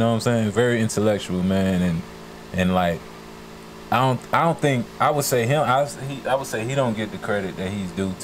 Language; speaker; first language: English; native; English